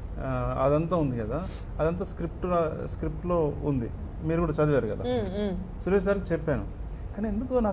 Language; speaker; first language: Telugu; native; Telugu